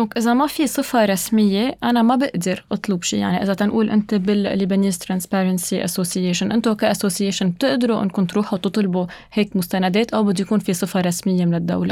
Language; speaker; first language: Arabic; native; Arabic